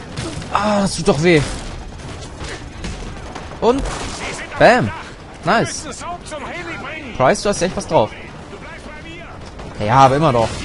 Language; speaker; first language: German; native; German